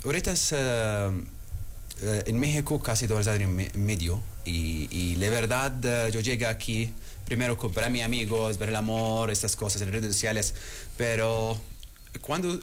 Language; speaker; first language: Spanish; non-native, learner; Arabic